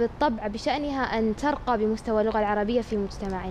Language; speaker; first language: Arabic; native; Arabic